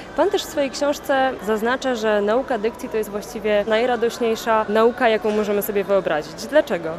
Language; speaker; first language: Polish; native; Polish